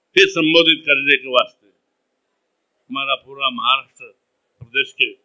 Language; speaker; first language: Hindi; non-native, local second language; Marathi